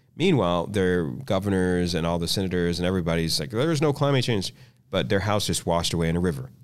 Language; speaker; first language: English; native; English